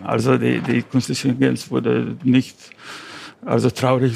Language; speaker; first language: German; non-native, learner; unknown